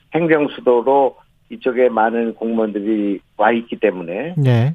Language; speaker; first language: Korean; native; Korean